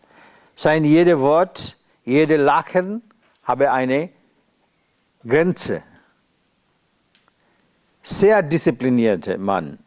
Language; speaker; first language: German; non-native, learner; Bangla